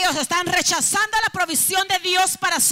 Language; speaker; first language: Spanish; native; Spanish